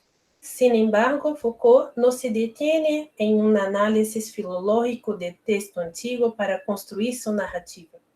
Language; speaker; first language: Spanish; non-native, learner; Portuguese